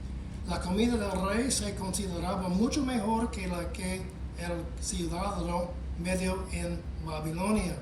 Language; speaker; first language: Spanish; non-native, fluent; English